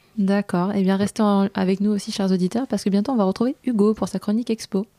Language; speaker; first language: French; native; French